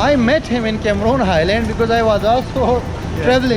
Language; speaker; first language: English; non-native, fluent; Urdu